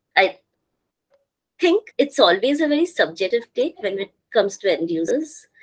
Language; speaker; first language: English; non-native, local second language; Bangla